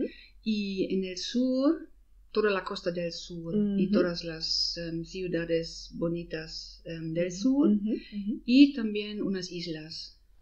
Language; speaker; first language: Spanish; non-native, learner; German